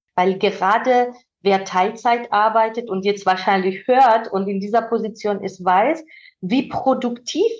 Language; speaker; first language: German; non-native, fluent; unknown